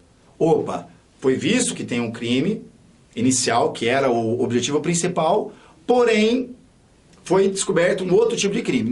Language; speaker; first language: Portuguese; native; Portuguese